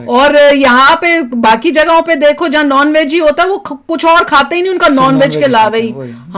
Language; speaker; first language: Hindi; native; Hindi